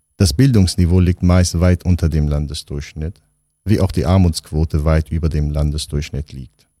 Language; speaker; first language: German; non-native, fluent; Kurdish